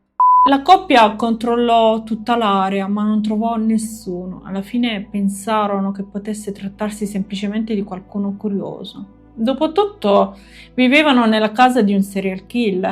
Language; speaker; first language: Italian; native; Italian